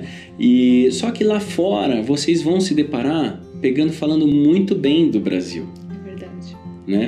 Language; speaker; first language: Portuguese; native; Portuguese